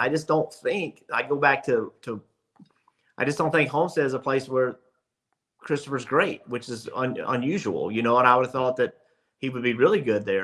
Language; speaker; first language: English; native; English